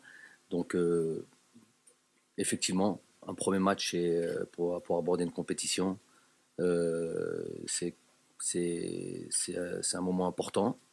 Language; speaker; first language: French; early bilingual, other home language; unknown